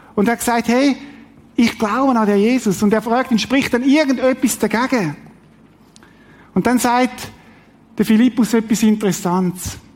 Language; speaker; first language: German; native; German